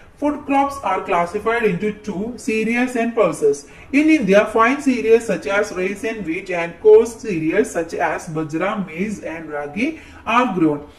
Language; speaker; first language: English; non-native, local second language; Malayalam